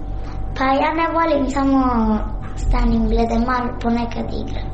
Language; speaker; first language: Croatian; non-native, learner; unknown